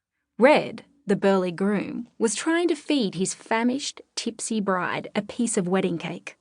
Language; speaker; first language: English; native; English